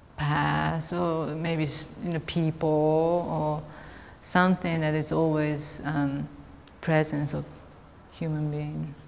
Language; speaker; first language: English; non-native, fluent; Japanese